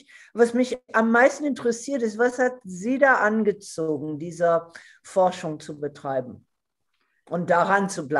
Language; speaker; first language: German; non-native, fluent; English